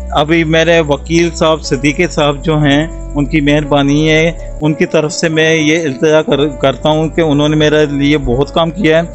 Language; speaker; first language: Urdu; non-native, local second language; Punjabi